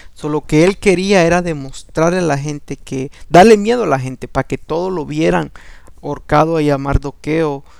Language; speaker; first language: Spanish; early bilingual, heritage; Spanish